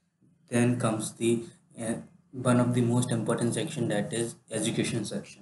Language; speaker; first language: English; non-native, local second language; Hindi